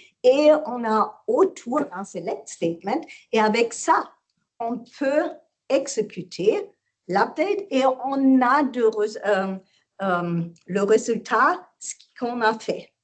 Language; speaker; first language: French; non-native, learner; German